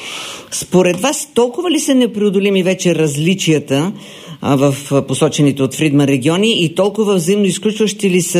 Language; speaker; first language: Bulgarian; native; Bulgarian